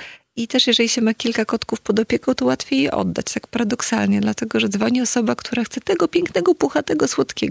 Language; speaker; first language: Polish; native; Polish